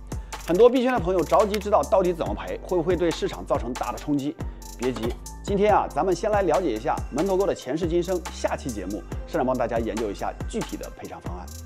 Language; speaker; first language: Chinese; native; Chinese